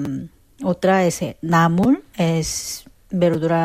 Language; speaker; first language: Spanish; non-native, fluent; Korean